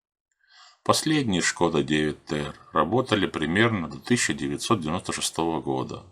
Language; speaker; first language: Russian; native; Russian